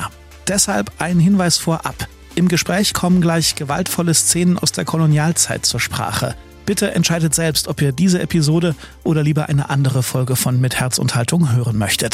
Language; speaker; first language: German; native; German